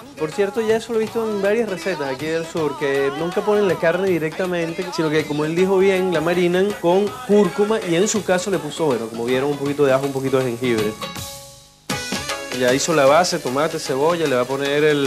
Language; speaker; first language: Spanish; native; Spanish